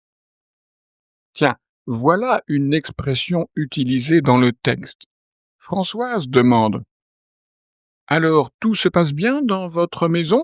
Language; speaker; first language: French; native; French